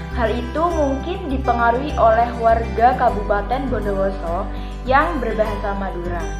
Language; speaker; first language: Indonesian; non-native, local second language; Javanese